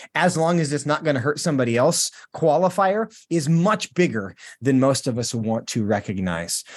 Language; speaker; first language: English; native; English